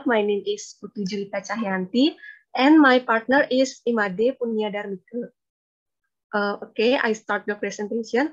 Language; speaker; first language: English; non-native, learner; Indonesian